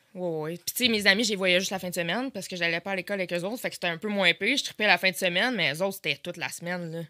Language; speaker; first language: French; native; French